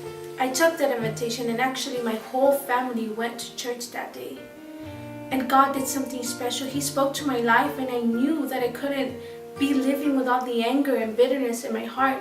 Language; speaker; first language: English; early bilingual, other home language; Spanish